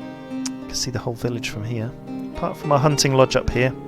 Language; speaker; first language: English; native; English